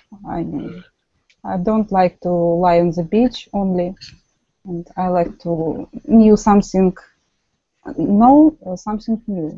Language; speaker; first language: English; non-native, learner; Russian